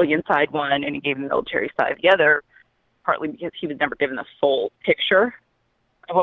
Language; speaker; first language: English; native; English